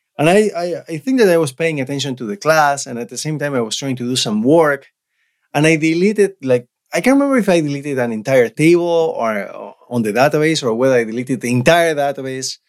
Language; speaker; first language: English; non-native, fluent; Spanish